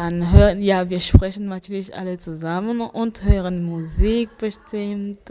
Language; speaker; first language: German; non-native, fluent; French